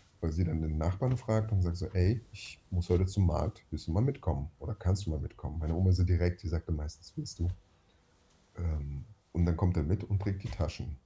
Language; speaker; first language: German; early bilingual, other home language; Russian